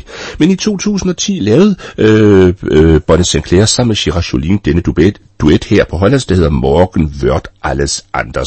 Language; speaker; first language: Danish; native; Danish